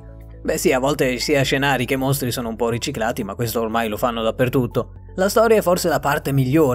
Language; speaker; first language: Italian; native; Italian